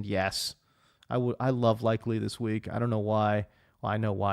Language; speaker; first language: English; native; English